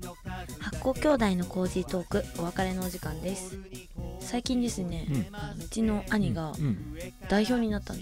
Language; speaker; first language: Japanese; native; Japanese